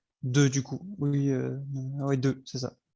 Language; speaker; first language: French; native; French